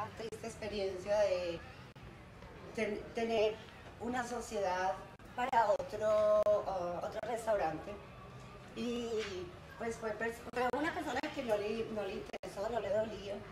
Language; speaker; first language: Spanish; native; Spanish